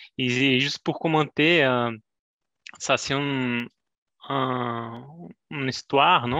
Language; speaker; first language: French; non-native, fluent; Spanish